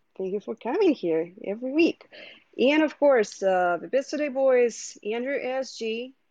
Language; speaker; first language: English; non-native, fluent; Russian